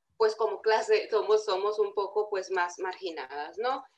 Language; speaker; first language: Spanish; native; Spanish